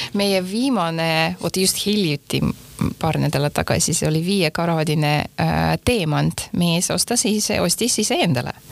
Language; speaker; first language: Estonian; non-native, local second language; Russian